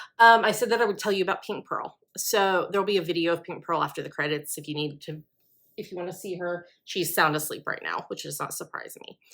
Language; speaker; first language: English; native; English